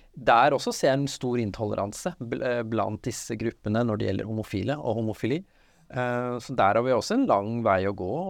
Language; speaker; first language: Norwegian; early bilingual, other home language; Urdu